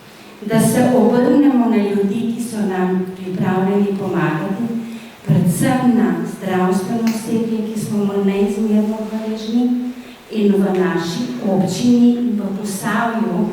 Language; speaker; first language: Slovenian; native; Slovenian